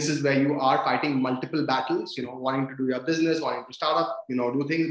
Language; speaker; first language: English; non-native, local second language; Hindi